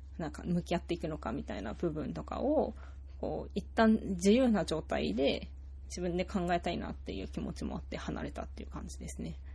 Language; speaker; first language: Japanese; native; Japanese